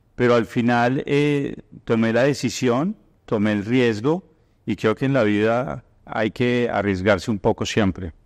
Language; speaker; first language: Spanish; native; Spanish